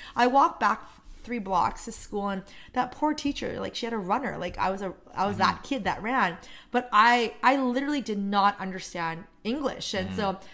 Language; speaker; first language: English; non-native, fluent; Korean